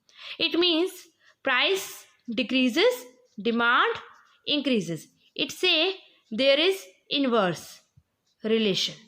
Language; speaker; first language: English; non-native, local second language; Hindi